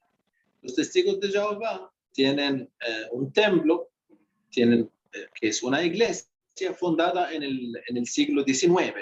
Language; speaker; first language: Spanish; non-native, fluent; Arabic